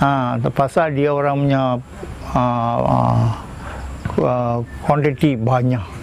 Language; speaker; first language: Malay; non-native, local second language; Tamil